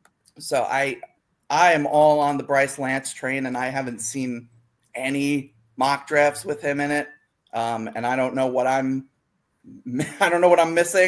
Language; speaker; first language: English; native; English